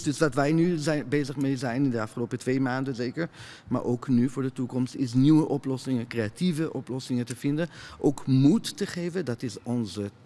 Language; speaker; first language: Dutch; non-native, fluent; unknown